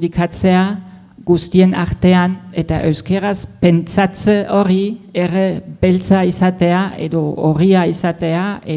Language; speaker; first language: Basque; non-native, fluent; German